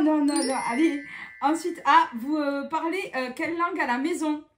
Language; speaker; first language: French; native; French